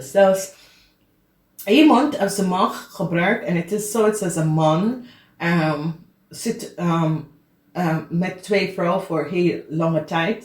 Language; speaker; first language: Dutch; non-native, fluent; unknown